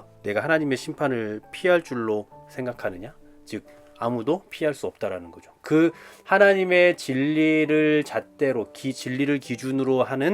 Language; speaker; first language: Korean; native; Korean